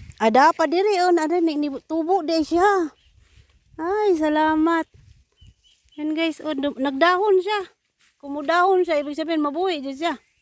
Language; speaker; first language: Filipino; non-native, local second language; Cebuano